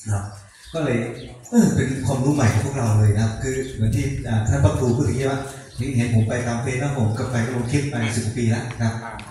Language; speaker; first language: Thai; non-native, local second language; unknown